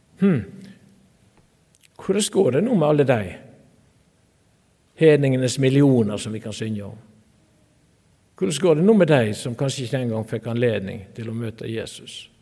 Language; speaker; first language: Norwegian; native; Norwegian